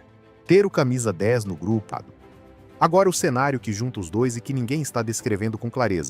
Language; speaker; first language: Portuguese; native; Portuguese